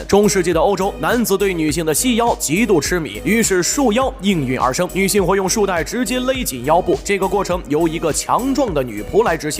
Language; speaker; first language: Chinese; native; Chinese